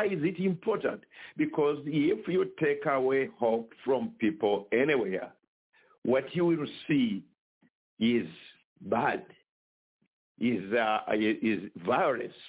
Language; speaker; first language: English; non-native, local second language; Ganda